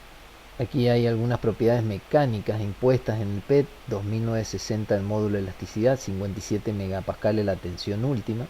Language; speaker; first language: Spanish; native; Spanish